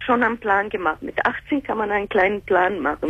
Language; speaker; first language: German; early bilingual, other home language; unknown